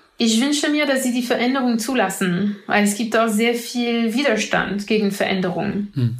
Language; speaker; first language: German; non-native, fluent; French